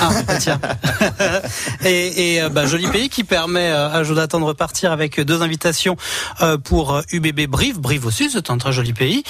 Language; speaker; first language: French; native; French